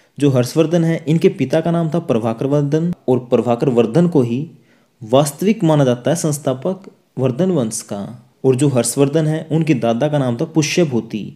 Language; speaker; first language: Hindi; native; Hindi